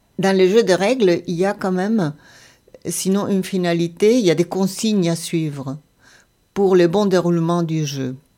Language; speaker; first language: French; non-native, fluent; Spanish